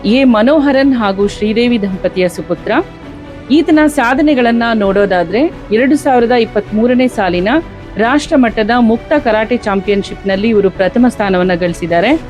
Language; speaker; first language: Kannada; native; Kannada